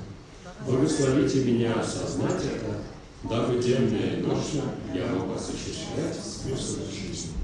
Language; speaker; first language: Russian; native; Russian